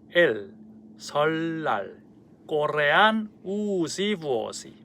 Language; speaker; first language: Finnish; non-native, learner; Korean